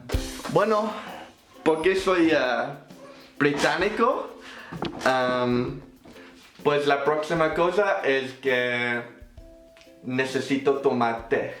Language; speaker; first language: Spanish; non-native, fluent; English